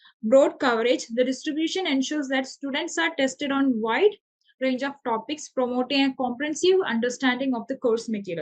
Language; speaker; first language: English; non-native, local second language; Malayalam